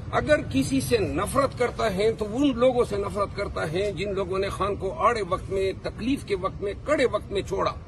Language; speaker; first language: Urdu; non-native, local second language; Pashto